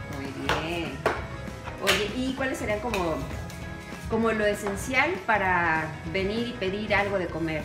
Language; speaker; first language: Spanish; native; Spanish